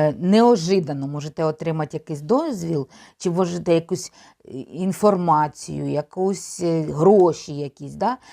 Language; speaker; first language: Ukrainian; non-native, local second language; Russian